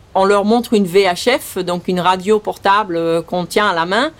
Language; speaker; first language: French; early bilingual, other home language; Dutch